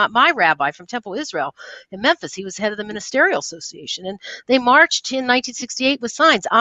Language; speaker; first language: English; native; English